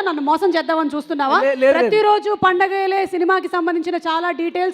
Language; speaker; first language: Telugu; native; Telugu